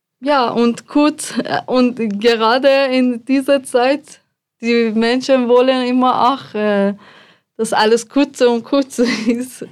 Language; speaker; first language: German; non-native, fluent; Persian